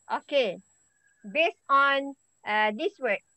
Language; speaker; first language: English; non-native, learner; Malay